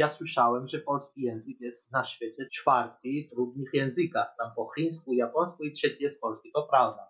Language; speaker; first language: Polish; non-native, learner; Georgian